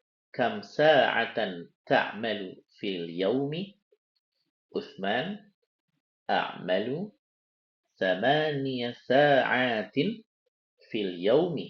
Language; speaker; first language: Arabic; non-native, fluent; Indonesian